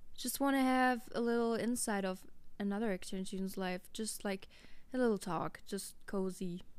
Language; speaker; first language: English; non-native, fluent; German